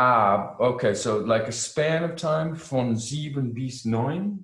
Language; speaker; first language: German; non-native, learner; English